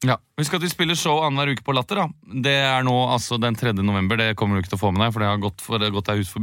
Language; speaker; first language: Norwegian; native; Norwegian